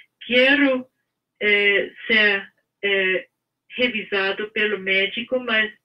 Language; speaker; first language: Portuguese; non-native, fluent; English